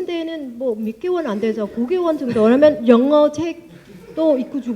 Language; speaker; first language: Korean; non-native, learner; Vietnamese